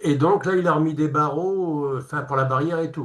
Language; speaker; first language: French; native; French